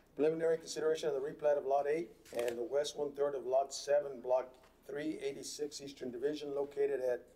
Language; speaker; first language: English; early bilingual, other home language; Spanish